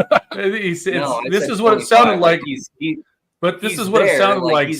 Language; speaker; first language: English; native; English